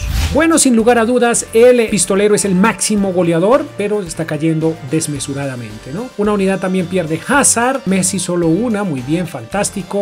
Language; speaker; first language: Spanish; native; Spanish